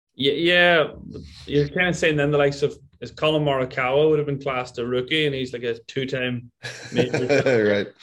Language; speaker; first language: English; native; English